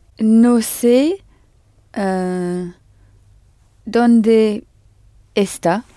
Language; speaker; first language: Spanish; non-native, learner; French